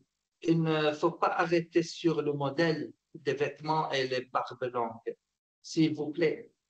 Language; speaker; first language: French; non-native, fluent; Arabic